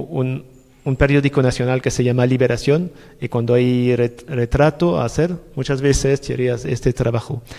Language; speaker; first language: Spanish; non-native, learner; French